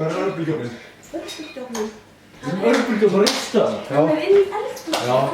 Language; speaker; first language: Icelandic; native; Icelandic